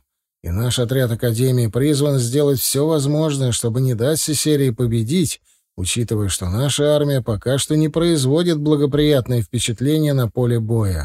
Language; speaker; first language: Russian; native; Russian